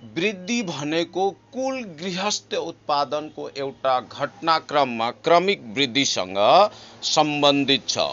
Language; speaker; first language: Nepali; native; Nepali